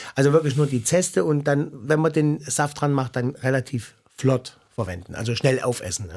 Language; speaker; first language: German; native; German